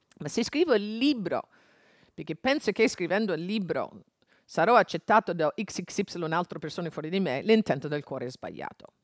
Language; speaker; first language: Italian; non-native, fluent; English